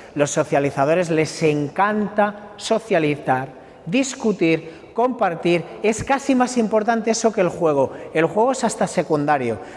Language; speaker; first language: Spanish; non-native, local second language; Catalan